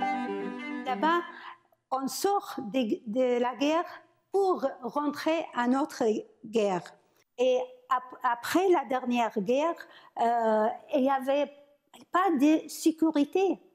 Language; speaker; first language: French; non-native, learner; Arabic